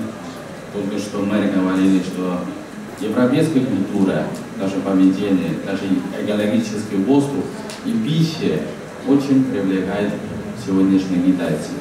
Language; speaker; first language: Russian; non-native, fluent; Chinese